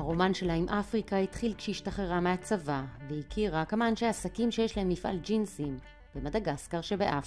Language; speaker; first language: Hebrew; native; Hebrew